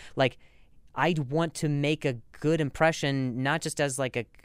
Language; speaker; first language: English; native; English